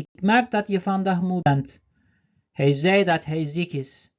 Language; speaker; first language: Dutch; non-native, learner; Turkish